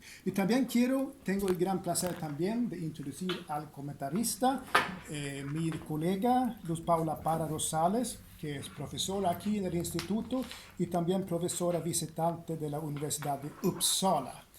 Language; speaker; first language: Spanish; non-native, fluent; Swedish